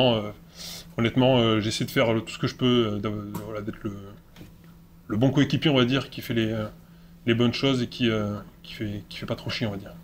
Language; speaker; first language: French; native; French